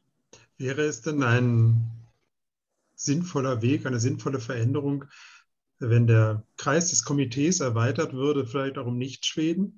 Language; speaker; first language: German; native; German